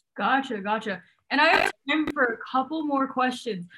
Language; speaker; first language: English; non-native, local second language; Cantonese